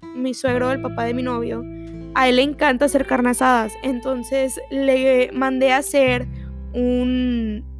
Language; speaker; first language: Spanish; early bilingual, heritage; Spanish